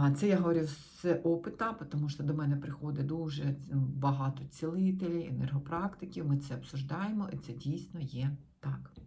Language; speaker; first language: Ukrainian; non-native, local second language; Russian